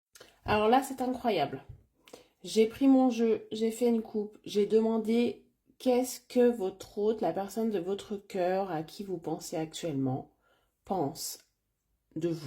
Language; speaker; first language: French; native; French